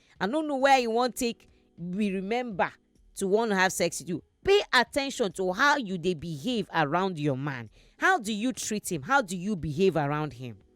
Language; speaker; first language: Nigerian Pidgin; native; Nigerian Pidgin